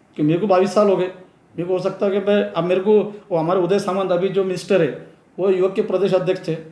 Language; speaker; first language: Hindi; non-native, local second language; Urdu